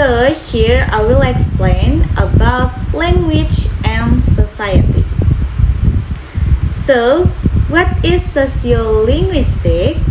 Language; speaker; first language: English; non-native, local second language; Indonesian